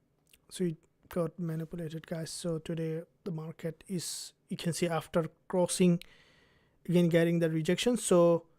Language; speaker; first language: English; non-native, fluent; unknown